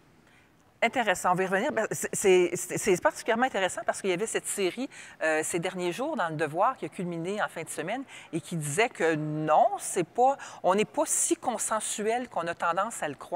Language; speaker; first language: French; native; French